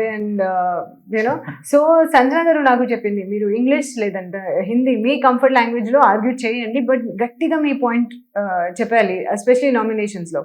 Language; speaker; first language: Telugu; non-native, learner; Hindi